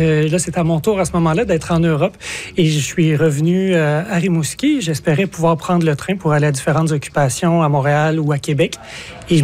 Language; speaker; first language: French; native; French